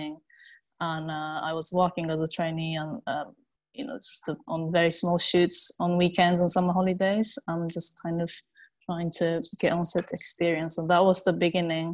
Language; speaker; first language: English; non-native, fluent; Japanese